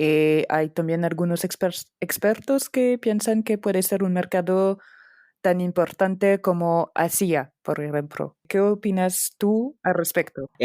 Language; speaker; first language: Spanish; non-native, fluent; French